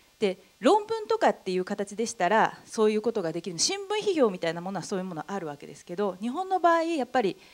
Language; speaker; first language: Japanese; native; Japanese